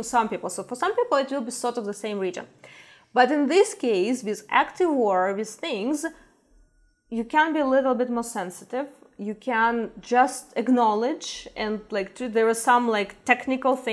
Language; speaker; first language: English; non-native, fluent; Ukrainian